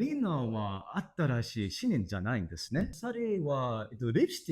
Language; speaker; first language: Japanese; non-native, learner; English